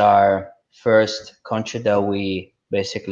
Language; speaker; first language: English; non-native, fluent; Russian